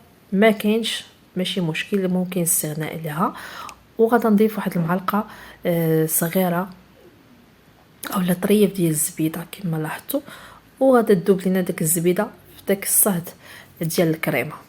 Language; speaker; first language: Arabic; native; Arabic